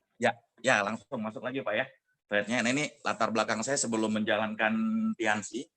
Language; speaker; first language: Indonesian; native; Indonesian